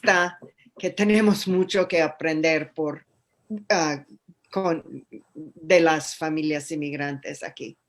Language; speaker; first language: Spanish; non-native, fluent; English